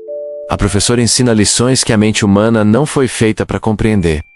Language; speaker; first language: Portuguese; native; Portuguese